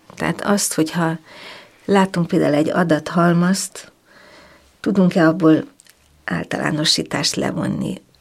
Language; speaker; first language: Hungarian; native; Hungarian